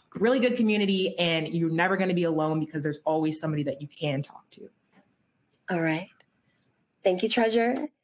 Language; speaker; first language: English; native; English